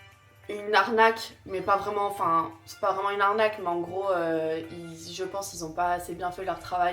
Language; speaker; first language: French; native; French